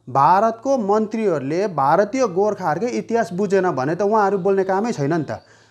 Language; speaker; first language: Nepali; native; Nepali